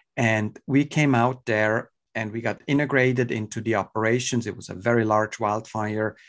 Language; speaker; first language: English; non-native, fluent; Swiss German